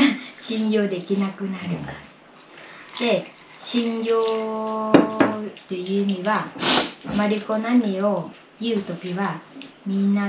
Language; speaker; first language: Japanese; non-native, learner; Vietnamese